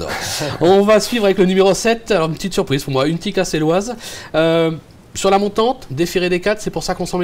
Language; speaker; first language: French; native; French